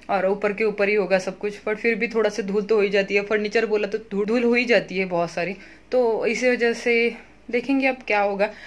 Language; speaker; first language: Hindi; non-native, local second language; Marathi